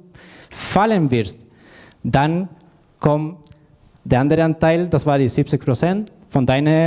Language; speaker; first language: German; non-native, fluent; Spanish